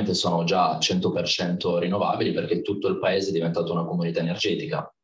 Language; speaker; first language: Italian; native; Italian